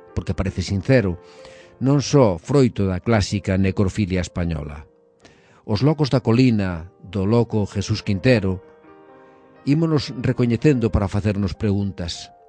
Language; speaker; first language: Galician; native; Galician